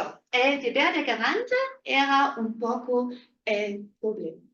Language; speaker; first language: Spanish; non-native, fluent; German